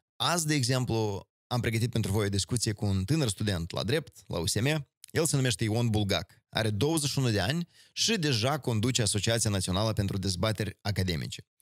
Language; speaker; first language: Romanian; native; Romanian